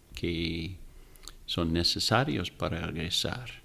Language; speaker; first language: Spanish; non-native, fluent; English